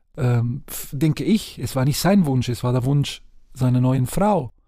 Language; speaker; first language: German; non-native, fluent; Spanish